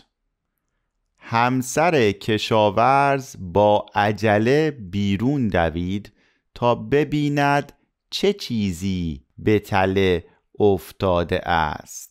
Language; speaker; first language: Persian; native; Persian